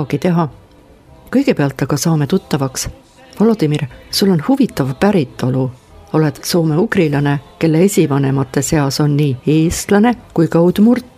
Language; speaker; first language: Estonian; native; Estonian